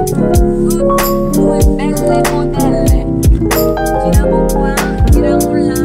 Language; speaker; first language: Italian; non-native, learner; Korean